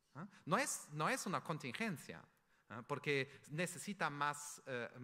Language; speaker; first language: Spanish; non-native, fluent; German